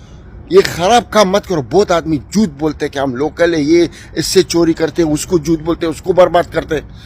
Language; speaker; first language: Hindi; non-native, learner; Arabic